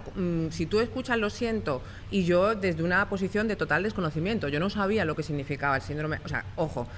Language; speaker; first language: Spanish; native; Spanish